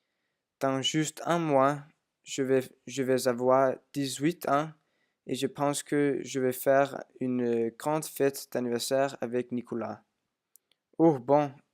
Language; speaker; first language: French; non-native, learner; Danish